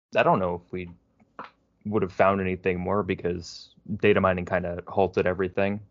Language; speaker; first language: English; native; English